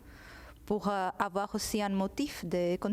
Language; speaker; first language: French; non-native, fluent; Greek